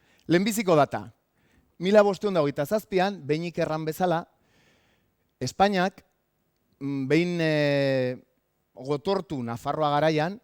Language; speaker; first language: Basque; native; Basque